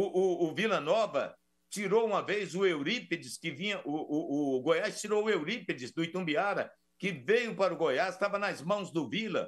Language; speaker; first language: Portuguese; native; Portuguese